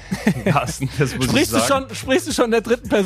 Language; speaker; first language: German; native; German